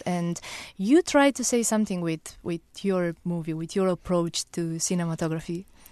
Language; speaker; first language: English; non-native, fluent; Romanian